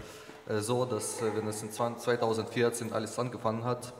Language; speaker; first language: German; non-native, learner; Ukrainian